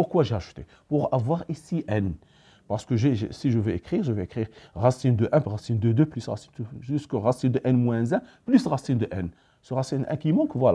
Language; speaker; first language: French; non-native, local second language; Arabic